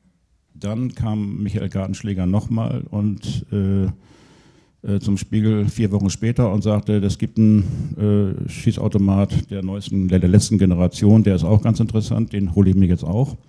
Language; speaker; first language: German; native; German